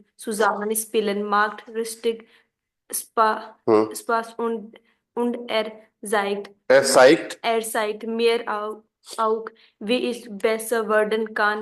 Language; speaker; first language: German; non-native, learner; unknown